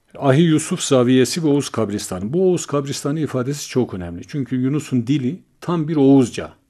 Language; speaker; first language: Turkish; native; Turkish